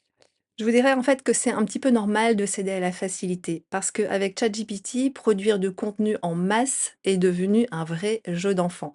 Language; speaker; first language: French; native; French